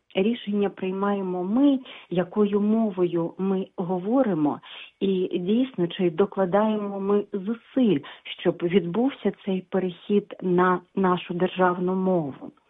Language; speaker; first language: Ukrainian; non-native, local second language; Russian